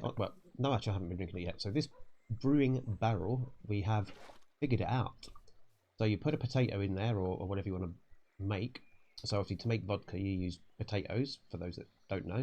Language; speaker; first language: English; native; English